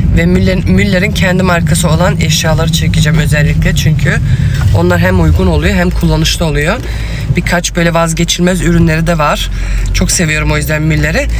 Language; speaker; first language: Turkish; early bilingual, heritage; Turkish